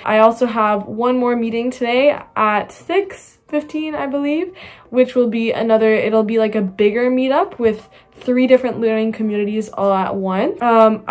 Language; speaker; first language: English; native; English